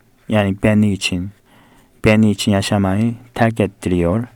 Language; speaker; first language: Turkish; non-native, fluent; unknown